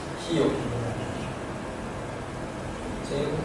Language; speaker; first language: Portuguese; non-native, learner; Korean